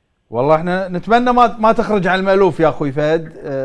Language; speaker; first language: Arabic; native; Arabic